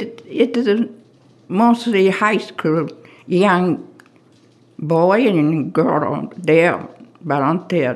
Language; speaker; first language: English; non-native, learner; Japanese